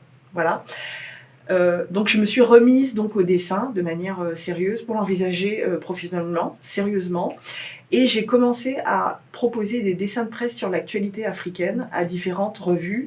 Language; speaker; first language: French; native; French